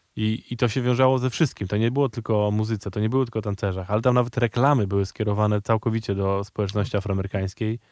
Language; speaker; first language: Polish; native; Polish